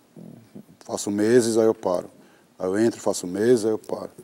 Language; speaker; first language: Portuguese; native; Portuguese